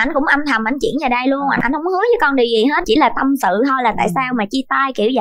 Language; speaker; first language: Vietnamese; native; Vietnamese